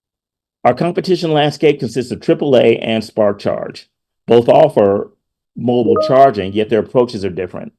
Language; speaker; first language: English; native; English